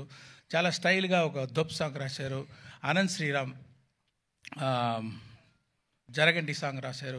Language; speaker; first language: Telugu; non-native, local second language; Tamil